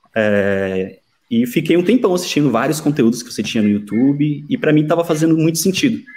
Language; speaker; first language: Portuguese; native; Portuguese